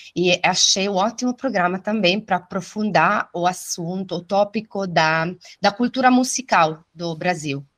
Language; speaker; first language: Portuguese; non-native, fluent; Italian